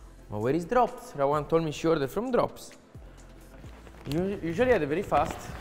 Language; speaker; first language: English; non-native, fluent; Italian